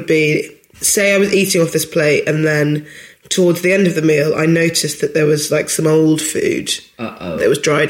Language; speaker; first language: English; native; English